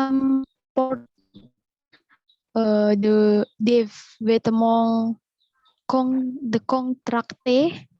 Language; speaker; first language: French; non-native, learner; Indonesian